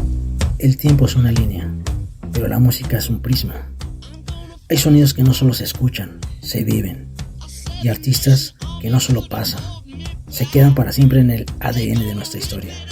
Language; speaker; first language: Spanish; native; Spanish